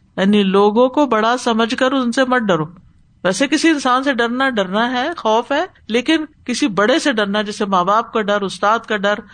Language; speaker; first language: Urdu; native; Urdu